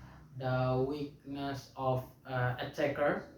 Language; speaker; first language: English; non-native, learner; Indonesian